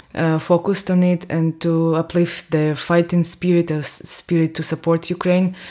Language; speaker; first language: English; non-native, fluent; Ukrainian